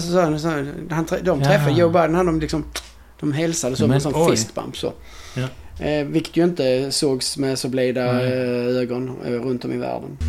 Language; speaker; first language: Swedish; native; Swedish